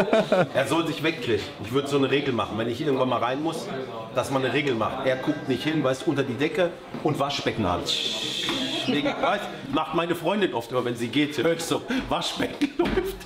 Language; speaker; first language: German; native; German